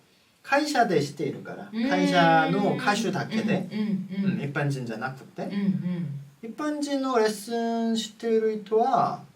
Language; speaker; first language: Japanese; non-native, fluent; Korean